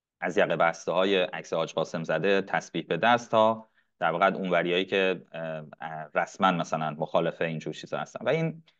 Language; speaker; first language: Persian; non-native, local second language; Arabic